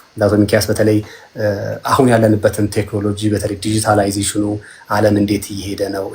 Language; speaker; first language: Amharic; native; Amharic